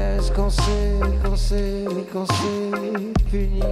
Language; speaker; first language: French; native; French